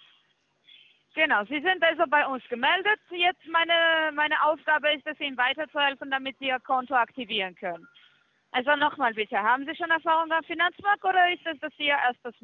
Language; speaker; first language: German; non-native, fluent; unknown